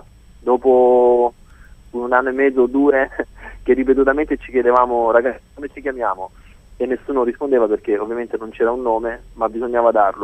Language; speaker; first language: Italian; native; Italian